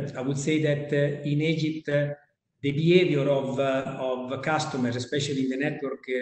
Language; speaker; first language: English; non-native, fluent; Italian